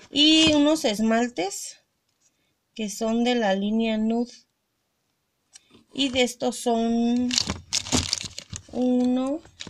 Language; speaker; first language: Spanish; native; Spanish